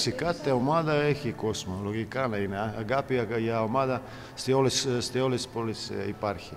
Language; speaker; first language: Greek; non-native, fluent; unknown